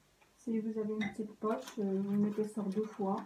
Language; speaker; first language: French; non-native, local second language; Arabic